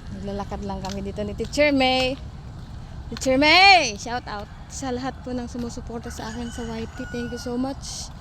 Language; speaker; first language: Filipino; non-native, local second language; Surigaonon